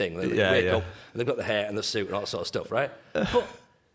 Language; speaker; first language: English; native; English